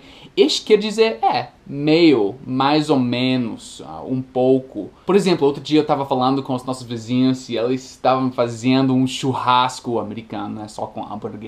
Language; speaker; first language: Portuguese; non-native, fluent; English